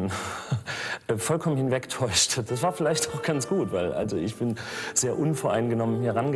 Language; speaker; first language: German; native; German